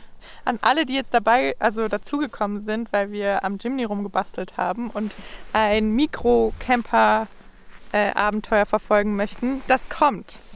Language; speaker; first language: German; native; German